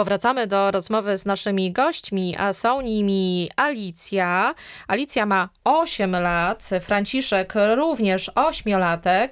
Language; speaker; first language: Polish; native; Polish